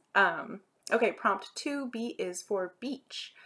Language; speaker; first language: English; native; English